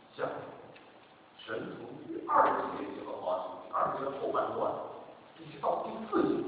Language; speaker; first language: Chinese; native; Chinese